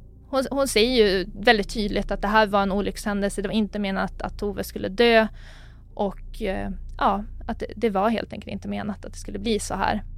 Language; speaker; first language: Swedish; native; Swedish